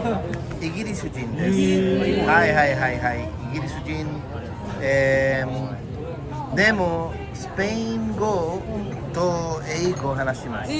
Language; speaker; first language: Japanese; non-native, learner; English